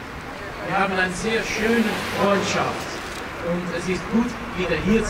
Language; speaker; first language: German; non-native, learner; Dutch